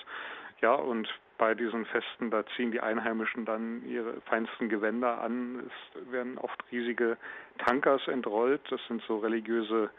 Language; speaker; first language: German; native; German